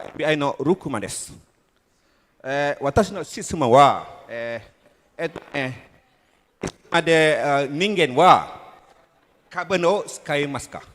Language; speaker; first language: Japanese; non-native, learner; Malay